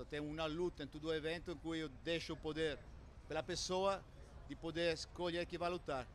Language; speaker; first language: Portuguese; non-native, fluent; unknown